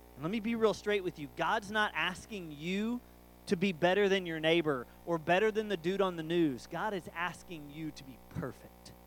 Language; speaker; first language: English; native; English